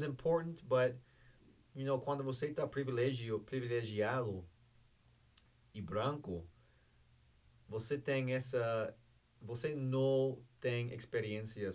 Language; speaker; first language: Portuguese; non-native, fluent; English